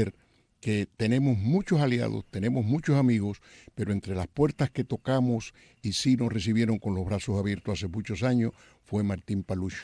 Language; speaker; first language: Spanish; native; Spanish